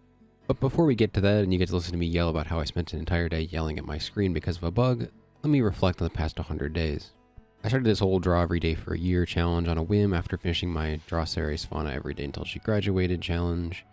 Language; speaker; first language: English; native; English